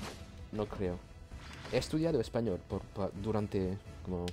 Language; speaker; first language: Spanish; non-native, learner; French